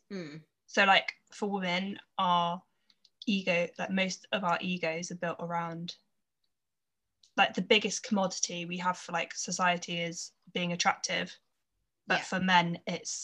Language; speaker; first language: English; native; English